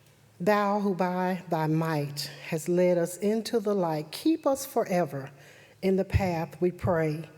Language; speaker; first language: English; native; English